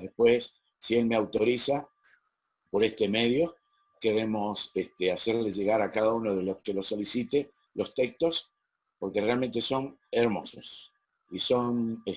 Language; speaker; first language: Spanish; native; Spanish